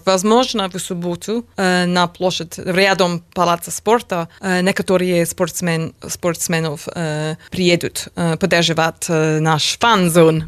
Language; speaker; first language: Russian; non-native, learner; English